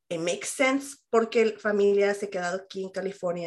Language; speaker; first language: Spanish; early bilingual, heritage; Spanish